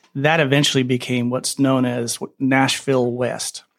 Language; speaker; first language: English; native; English